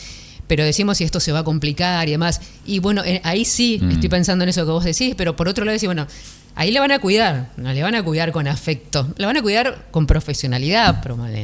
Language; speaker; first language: Spanish; native; Spanish